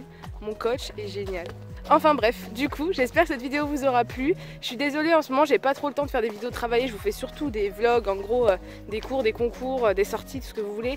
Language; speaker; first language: French; native; French